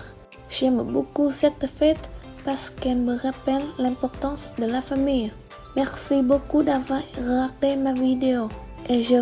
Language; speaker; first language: French; non-native, learner; Vietnamese